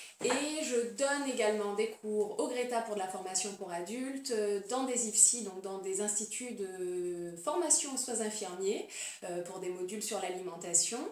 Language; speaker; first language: French; native; French